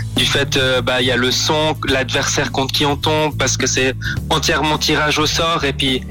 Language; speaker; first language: French; native; French